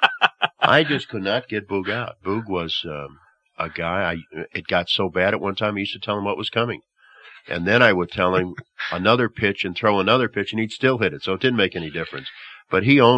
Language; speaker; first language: English; native; English